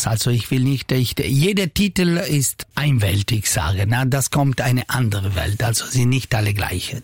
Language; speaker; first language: German; non-native, fluent; Italian